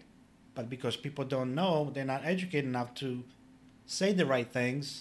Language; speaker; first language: English; non-native, fluent; Polish